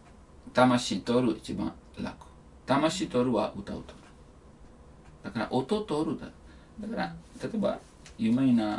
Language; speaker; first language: Japanese; non-native, learner; Italian